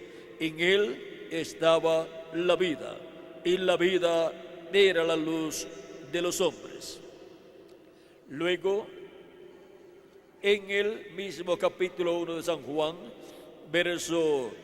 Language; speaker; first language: Spanish; native; Spanish